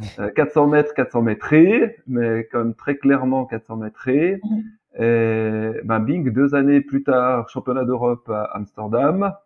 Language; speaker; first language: French; native; French